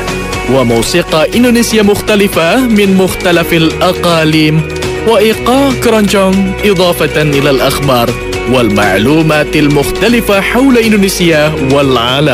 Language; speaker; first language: Arabic; non-native, fluent; Indonesian